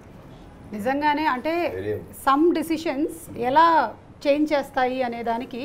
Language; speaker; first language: Telugu; native; Telugu